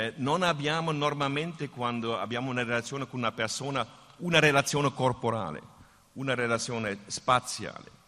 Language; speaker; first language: Italian; non-native, fluent; German